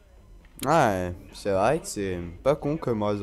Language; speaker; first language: French; native; French